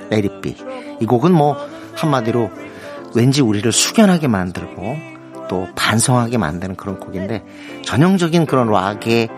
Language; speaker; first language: Korean; native; Korean